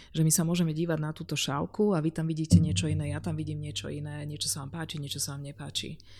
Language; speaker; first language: Slovak; non-native, local second language; Hungarian